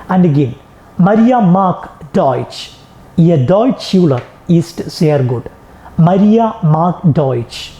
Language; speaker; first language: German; non-native, fluent; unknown